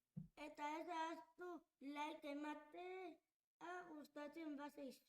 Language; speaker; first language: Basque; non-native, local second language; Spanish